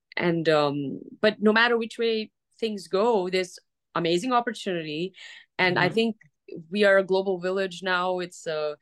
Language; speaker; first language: English; early bilingual, other home language; Arabic